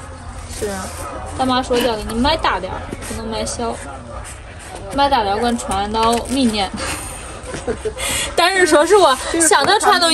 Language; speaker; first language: Chinese; native; Chinese